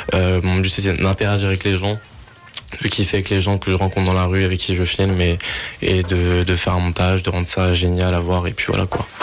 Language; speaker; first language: French; native; French